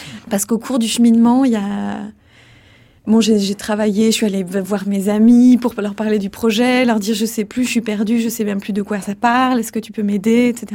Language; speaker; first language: French; native; French